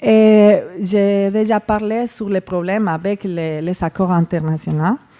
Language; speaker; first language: French; non-native, fluent; Spanish